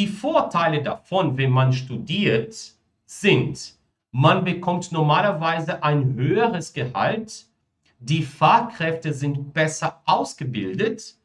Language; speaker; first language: German; non-native, fluent; Portuguese